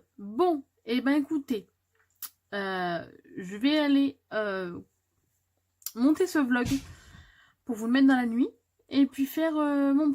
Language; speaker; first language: French; native; French